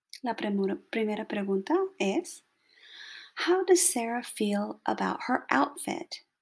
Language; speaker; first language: Spanish; non-native, fluent; English